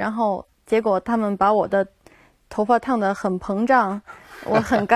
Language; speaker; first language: Chinese; non-native, learner; Japanese